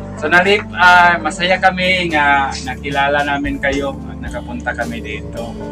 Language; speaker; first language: Filipino; non-native, local second language; Cebuano